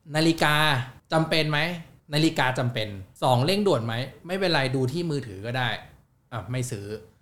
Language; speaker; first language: Thai; native; Thai